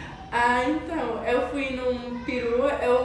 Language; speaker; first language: Portuguese; non-native, learner; English